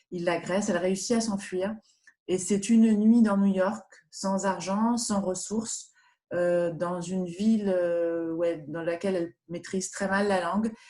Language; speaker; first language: French; native; French